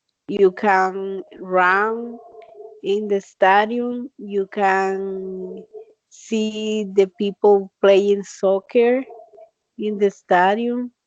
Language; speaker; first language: English; non-native, learner; Spanish